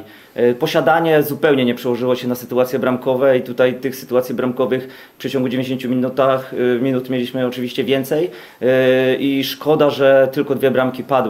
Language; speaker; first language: Polish; native; Polish